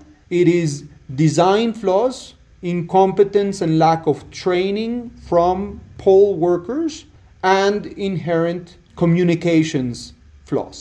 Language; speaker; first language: English; non-native, fluent; Spanish